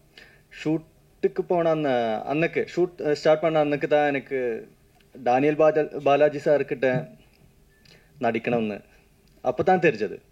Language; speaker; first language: Tamil; non-native, learner; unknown